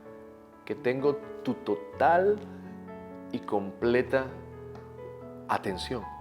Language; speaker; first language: Spanish; native; Spanish